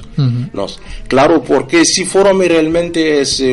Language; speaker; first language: Spanish; non-native, fluent; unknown